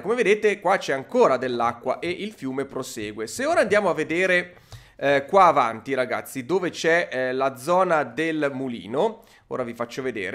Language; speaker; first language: Italian; native; Italian